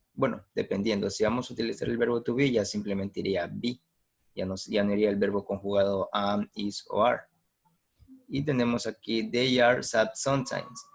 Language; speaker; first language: Spanish; native; Spanish